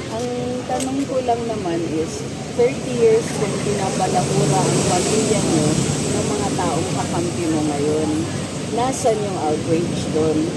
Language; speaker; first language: Filipino; native; Filipino